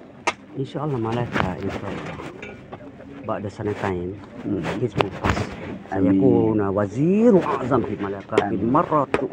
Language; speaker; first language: Arabic; non-native, learner; Malay